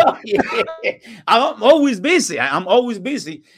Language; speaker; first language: English; non-native, learner; Spanish